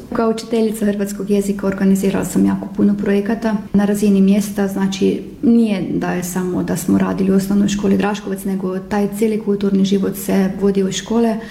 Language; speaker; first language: Croatian; early bilingual, heritage; Croatian